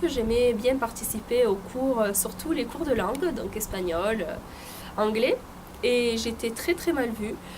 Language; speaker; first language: French; early bilingual, other home language; Italian